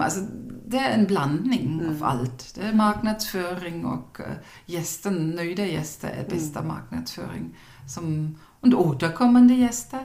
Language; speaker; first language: Swedish; non-native, fluent; German